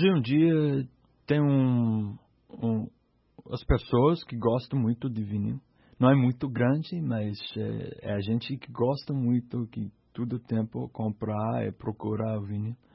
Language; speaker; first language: Portuguese; non-native, learner; English